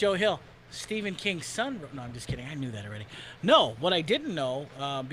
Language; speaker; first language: English; native; English